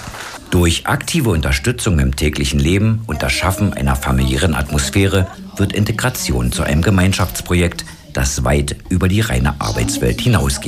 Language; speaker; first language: German; native; German